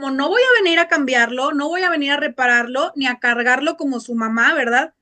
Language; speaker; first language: Spanish; native; Spanish